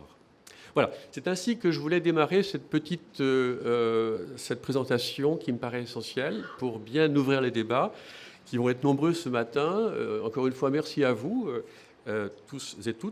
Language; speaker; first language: French; native; French